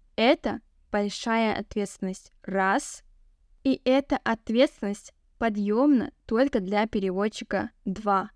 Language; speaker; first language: Russian; non-native, local second language; Kazakh